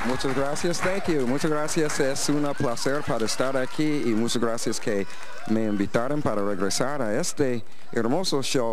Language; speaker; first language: Spanish; non-native, fluent; English